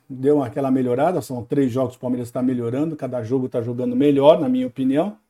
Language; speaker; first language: Portuguese; native; Portuguese